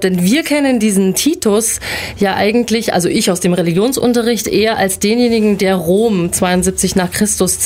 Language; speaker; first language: German; native; German